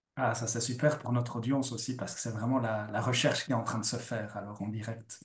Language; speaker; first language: French; native; French